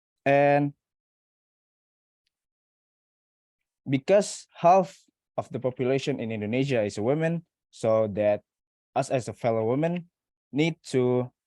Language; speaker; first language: English; non-native, learner; Indonesian